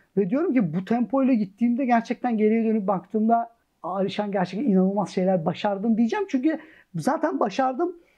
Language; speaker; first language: Turkish; early bilingual, heritage; Turkish